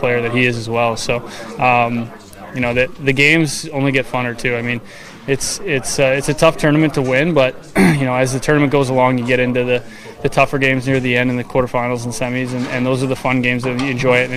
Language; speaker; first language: English; native; English